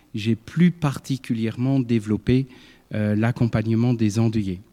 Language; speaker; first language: French; native; French